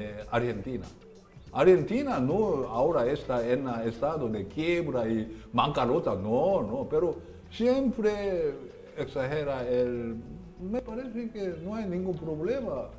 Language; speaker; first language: Spanish; non-native, learner; Korean